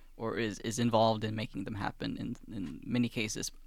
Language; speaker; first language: English; early bilingual, other home language; Swedish